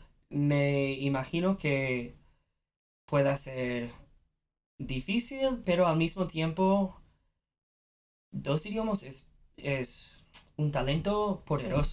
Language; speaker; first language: Spanish; non-native, fluent; English